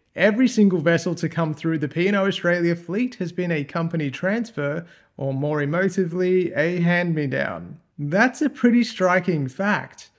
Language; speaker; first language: English; native; English